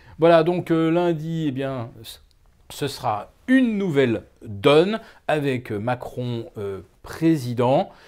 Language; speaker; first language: French; native; French